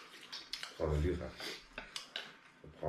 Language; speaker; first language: Chinese; non-native, local second language; Kazakh